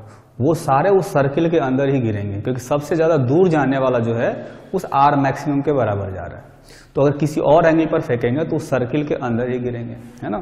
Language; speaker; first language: Hindi; native; Hindi